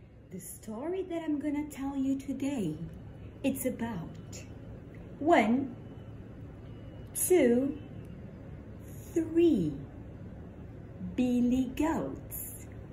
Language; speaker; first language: English; non-native, fluent; Portuguese